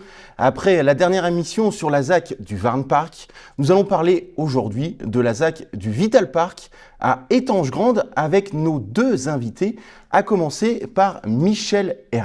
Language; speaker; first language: French; native; French